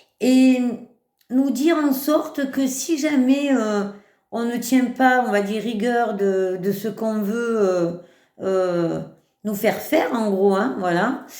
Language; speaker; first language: French; native; French